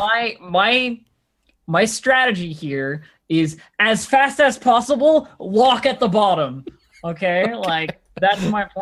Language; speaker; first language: English; native; English